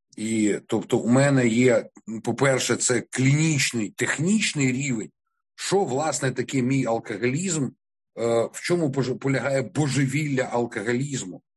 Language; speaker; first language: Ukrainian; non-native, local second language; Russian